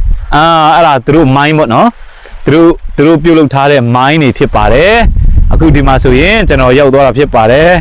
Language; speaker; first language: Burmese; non-native, fluent; Mizo